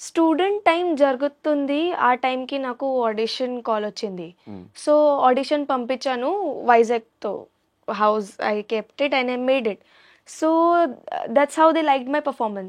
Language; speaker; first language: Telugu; non-native, learner; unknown